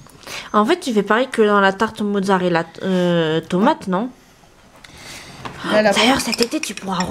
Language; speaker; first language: French; native; French